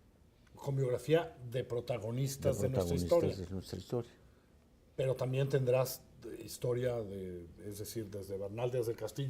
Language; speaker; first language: Spanish; native; Spanish